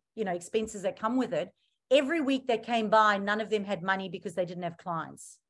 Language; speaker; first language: English; native; English